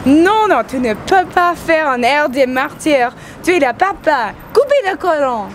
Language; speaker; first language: French; non-native, learner; English